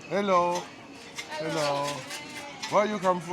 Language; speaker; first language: English; non-native, learner; French